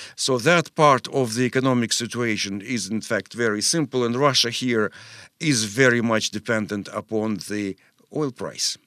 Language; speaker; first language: English; non-native, fluent; Russian